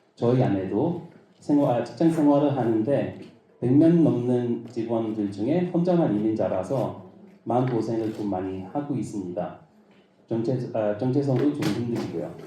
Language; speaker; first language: Korean; non-native, fluent; English